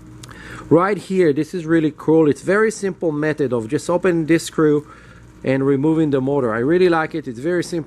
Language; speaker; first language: English; non-native, fluent; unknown